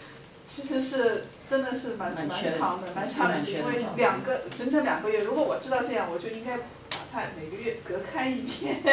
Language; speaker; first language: Chinese; native; Chinese